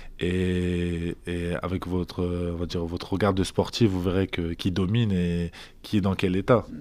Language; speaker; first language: French; early bilingual, other home language; Azerbaijani